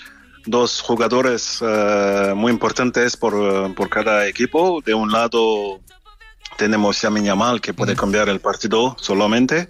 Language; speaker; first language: Spanish; non-native, fluent; French